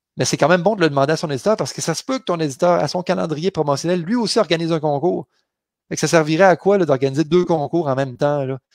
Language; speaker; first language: French; native; French